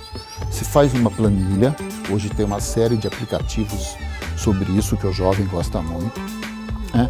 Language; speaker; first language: Portuguese; native; Portuguese